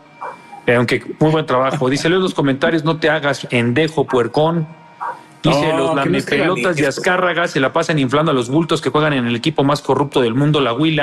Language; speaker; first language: Spanish; native; Spanish